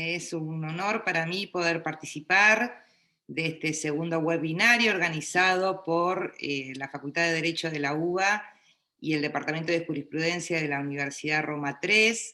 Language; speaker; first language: Spanish; native; Spanish